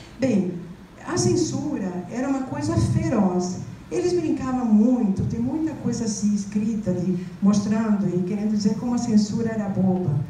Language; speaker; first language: Portuguese; non-native, fluent; Spanish